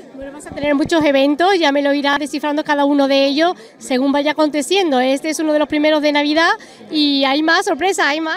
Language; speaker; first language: Spanish; native; Spanish